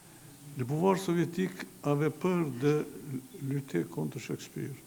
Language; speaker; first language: French; non-native, fluent; Albanian